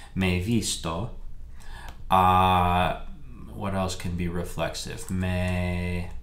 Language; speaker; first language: English; native; English